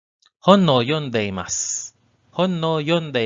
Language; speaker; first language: Japanese; non-native, learner; English